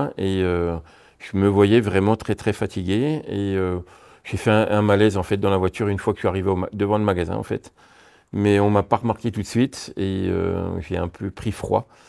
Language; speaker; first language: French; native; French